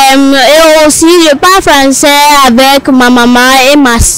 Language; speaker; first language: French; non-native, learner; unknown